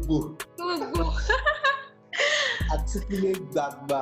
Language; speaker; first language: English; non-native, local second language; Igbo